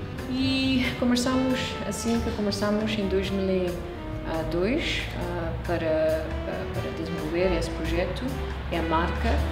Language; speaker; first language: Portuguese; non-native, fluent; English